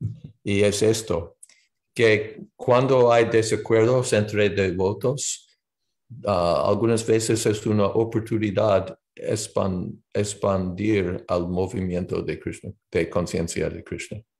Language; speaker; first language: Spanish; non-native, learner; English